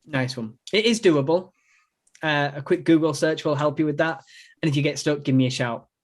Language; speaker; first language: English; native; English